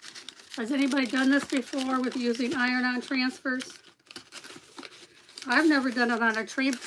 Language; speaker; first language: English; native; English